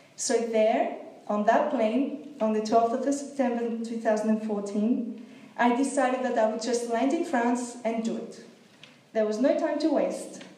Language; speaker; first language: English; non-native, fluent; Greek